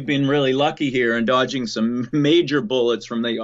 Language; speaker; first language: English; native; English